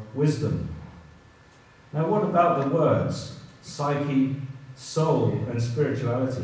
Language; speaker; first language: English; native; English